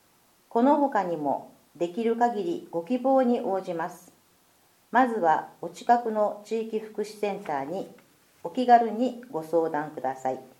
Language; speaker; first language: Japanese; native; Japanese